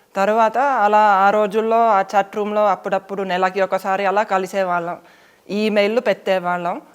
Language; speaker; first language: Telugu; non-native, fluent; Finnish